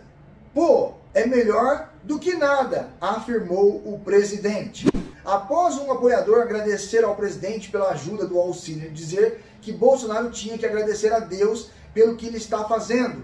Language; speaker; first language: Portuguese; native; Portuguese